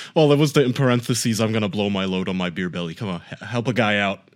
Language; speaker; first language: English; non-native, fluent; German